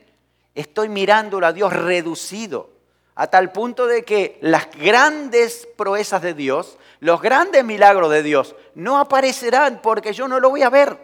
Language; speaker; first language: Spanish; native; Spanish